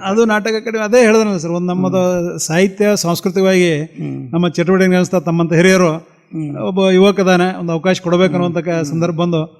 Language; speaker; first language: Kannada; native; Kannada